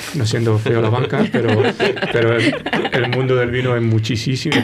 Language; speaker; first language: Spanish; native; Spanish